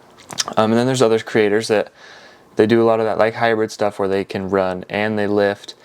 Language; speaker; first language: English; native; English